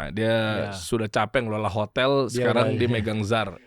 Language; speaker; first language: Indonesian; native; Indonesian